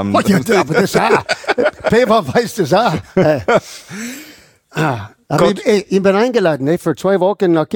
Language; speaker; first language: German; non-native, fluent; English